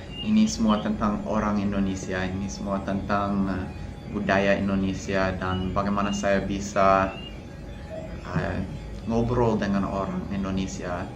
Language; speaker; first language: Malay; non-native, fluent; English